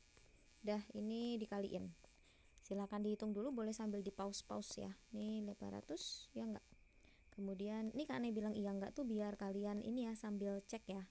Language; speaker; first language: Indonesian; native; Indonesian